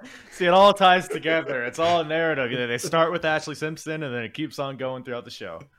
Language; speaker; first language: English; native; English